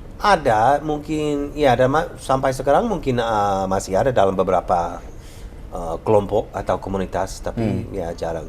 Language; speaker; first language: Indonesian; non-native, fluent; English